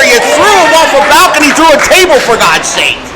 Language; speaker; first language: English; native; English